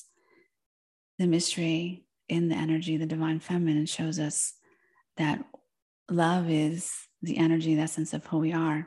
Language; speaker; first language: English; early bilingual, other home language; Spanish